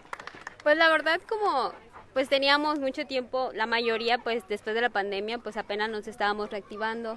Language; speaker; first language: Spanish; native; Spanish